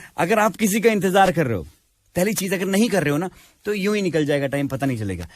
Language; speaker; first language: Hindi; native; Hindi